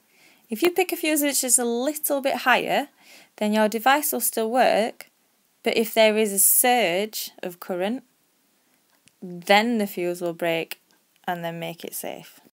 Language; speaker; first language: English; native; English